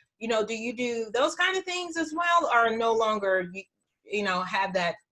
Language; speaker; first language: English; native; English